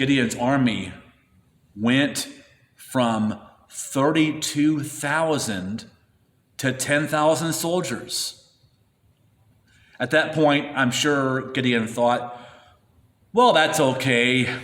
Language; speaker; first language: English; native; English